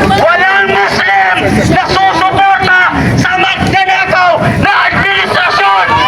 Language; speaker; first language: Filipino; non-native, local second language; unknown